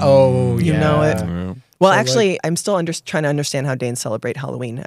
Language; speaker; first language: English; native; English